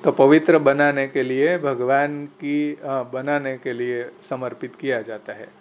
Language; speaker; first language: Hindi; non-native, local second language; Gujarati